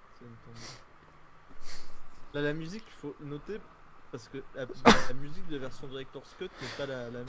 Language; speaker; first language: French; native; French